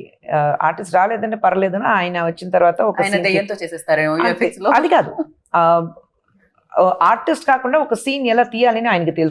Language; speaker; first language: Telugu; non-native, local second language; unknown